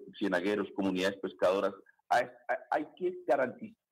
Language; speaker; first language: Spanish; native; Spanish